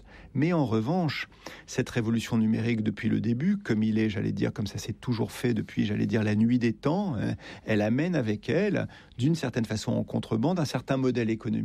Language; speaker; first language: French; native; French